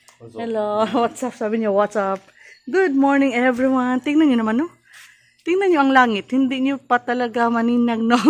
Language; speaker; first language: Filipino; non-native, local second language; Cebuano